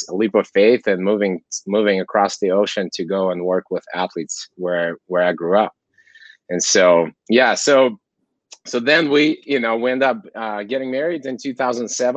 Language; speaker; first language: English; non-native, fluent; Kazakh